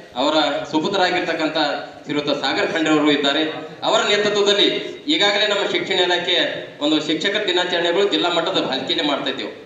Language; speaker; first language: Kannada; native; Kannada